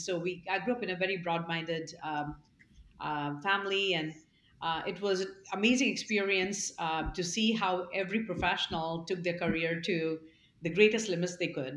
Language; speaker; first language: English; non-native, local second language; Hindi